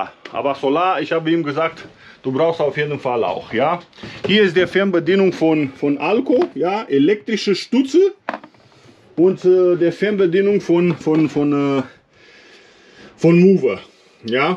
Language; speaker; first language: German; non-native, learner; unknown